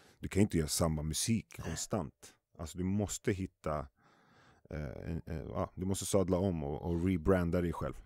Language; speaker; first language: Swedish; early bilingual, other home language; Arabic